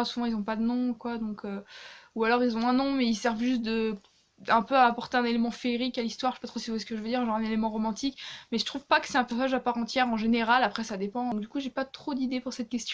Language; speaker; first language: French; native; French